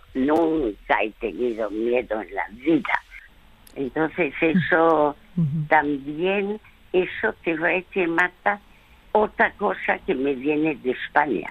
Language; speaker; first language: Spanish; early bilingual, other home language; French